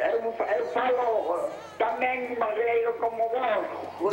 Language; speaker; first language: Portuguese; non-native, learner; Spanish